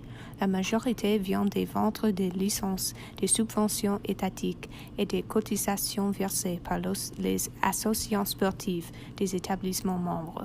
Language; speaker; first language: French; non-native, learner; English